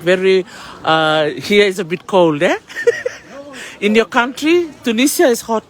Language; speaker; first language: English; non-native, local second language; Fijian